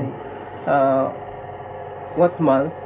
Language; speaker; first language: English; non-native, learner; Japanese